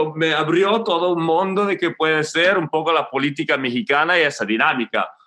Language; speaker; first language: Spanish; non-native, fluent; English